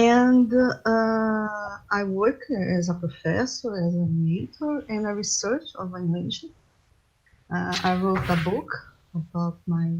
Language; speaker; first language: English; non-native, learner; Portuguese